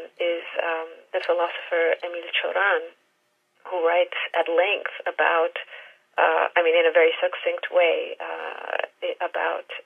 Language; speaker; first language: English; native; English